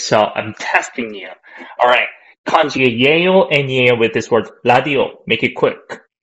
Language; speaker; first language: English; non-native, fluent; Korean